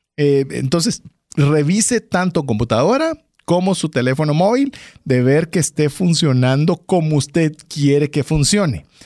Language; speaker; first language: Spanish; native; Spanish